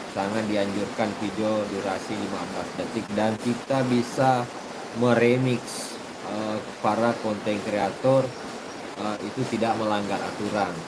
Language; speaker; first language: Indonesian; non-native, local second language; Buginese